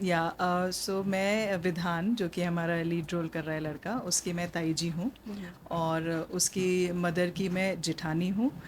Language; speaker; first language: Hindi; native; Hindi